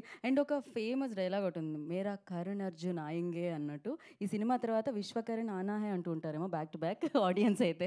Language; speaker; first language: Telugu; native; Telugu